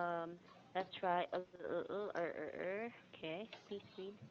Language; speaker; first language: English; non-native, fluent; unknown